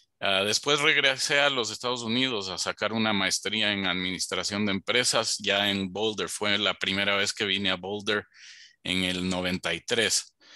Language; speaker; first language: Spanish; native; Spanish